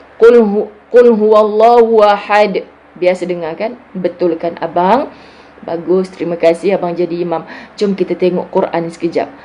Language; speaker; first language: Malay; native; Malay